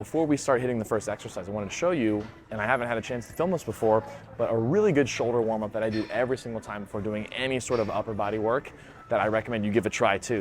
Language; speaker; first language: English; native; English